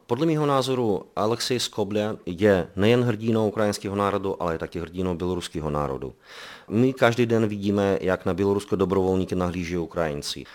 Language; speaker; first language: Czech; non-native, fluent; Belarusian